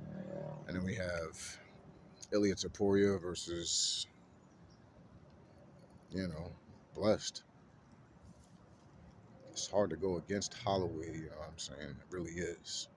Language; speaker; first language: English; native; English